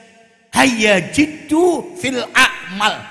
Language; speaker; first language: Arabic; non-native, fluent; Javanese